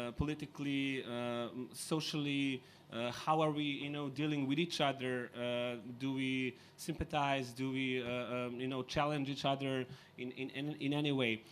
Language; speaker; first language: English; non-native, fluent; Serbian